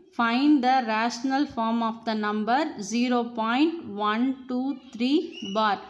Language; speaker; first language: English; non-native, local second language; Tamil